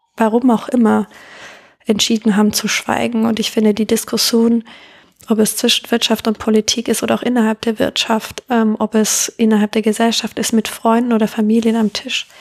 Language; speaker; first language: German; native; German